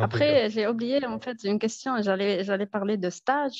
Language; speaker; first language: French; non-native, fluent; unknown